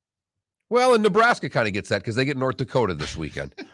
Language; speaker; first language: English; native; English